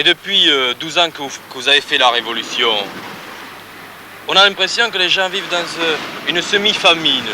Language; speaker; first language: French; native; French